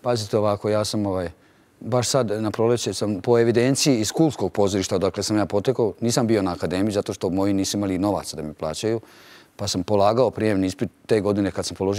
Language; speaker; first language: Bosnian; native; Bosnian